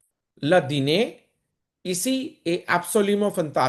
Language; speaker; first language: French; non-native, fluent; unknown